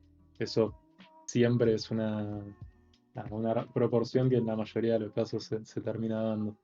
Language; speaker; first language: Spanish; native; Spanish